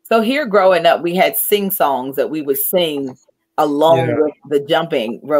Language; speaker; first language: English; native; English